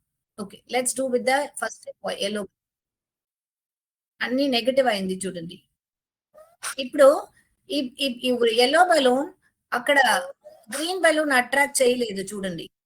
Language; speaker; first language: Telugu; non-native, learner; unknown